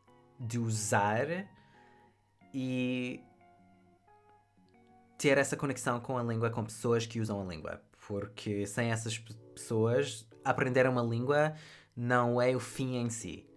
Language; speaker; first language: Portuguese; non-native, fluent; English